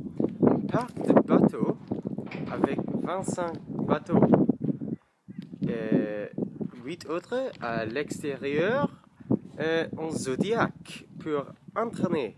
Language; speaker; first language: French; non-native, learner; English